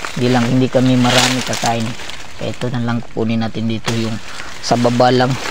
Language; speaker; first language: Filipino; non-native, local second language; Cebuano